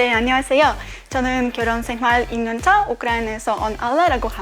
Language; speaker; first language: Korean; non-native, learner; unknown